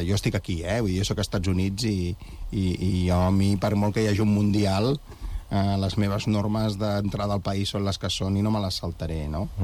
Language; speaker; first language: Catalan; native; Catalan